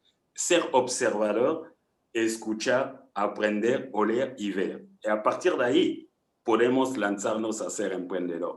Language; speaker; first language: Spanish; non-native, fluent; French